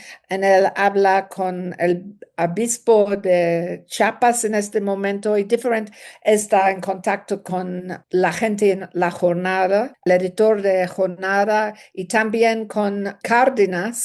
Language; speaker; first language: Spanish; non-native, learner; English